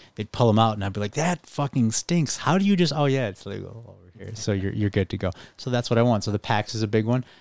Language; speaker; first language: English; native; English